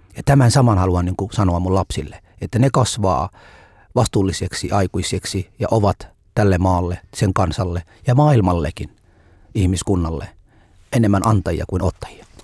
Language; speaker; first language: Finnish; non-native, fluent; Somali